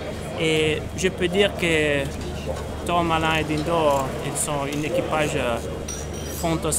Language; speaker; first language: French; non-native, fluent; Italian